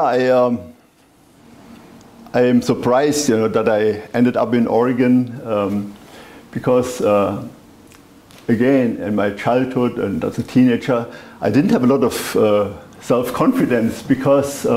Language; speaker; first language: English; non-native, fluent; German